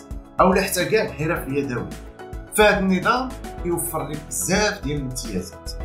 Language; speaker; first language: Arabic; native; Arabic